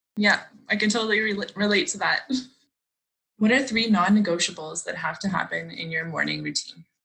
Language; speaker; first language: English; native; English